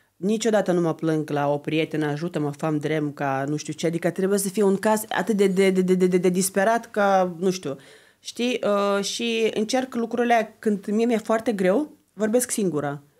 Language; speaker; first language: Romanian; non-native, fluent; Lithuanian